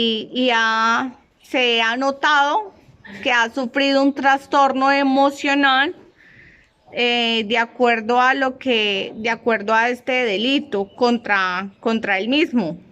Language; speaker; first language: Spanish; native; Spanish